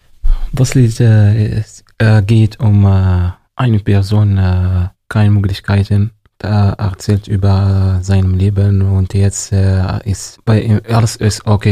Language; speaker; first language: German; non-native, learner; Arabic